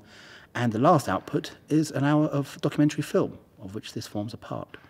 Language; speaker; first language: English; native; English